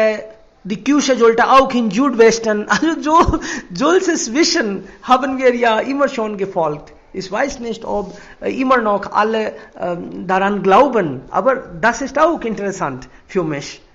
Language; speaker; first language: German; non-native, fluent; Marwari